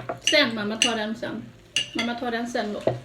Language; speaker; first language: Swedish; non-native, learner; Thai